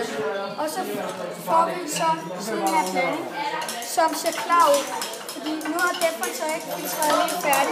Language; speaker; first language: Danish; native; Danish